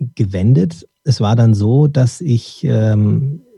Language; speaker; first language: German; early bilingual, other home language; Turkish